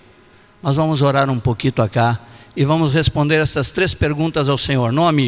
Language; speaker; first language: Spanish; non-native, learner; Portuguese